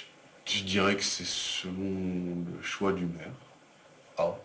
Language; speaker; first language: French; native; French